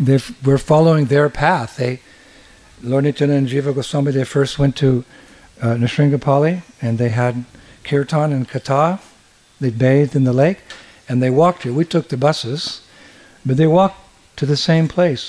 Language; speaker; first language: English; native; English